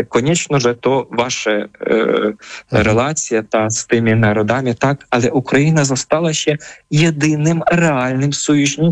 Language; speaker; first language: Polish; non-native, fluent; Ukrainian